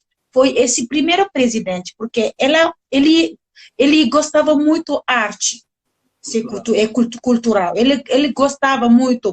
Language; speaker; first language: Portuguese; non-native, learner; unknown